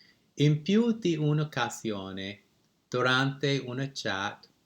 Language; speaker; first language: Italian; non-native, learner; English